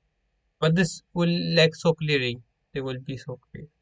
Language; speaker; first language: English; non-native, learner; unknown